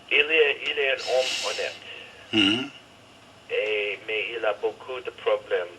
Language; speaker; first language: French; non-native, fluent; English